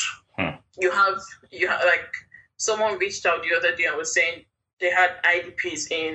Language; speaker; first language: English; non-native, local second language; Yoruba